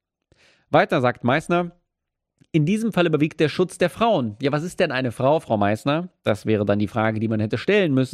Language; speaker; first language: German; native; German